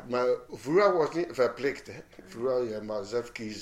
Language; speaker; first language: Dutch; non-native, fluent; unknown